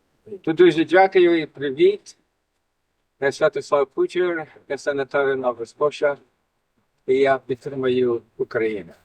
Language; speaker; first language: Ukrainian; early bilingual, heritage; Ukrainian